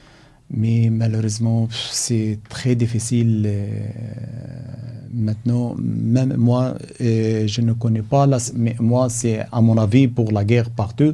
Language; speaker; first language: French; non-native, learner; Arabic